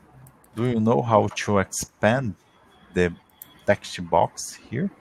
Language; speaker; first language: English; non-native, learner; Portuguese